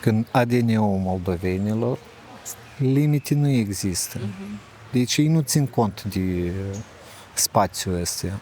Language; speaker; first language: Romanian; native; Romanian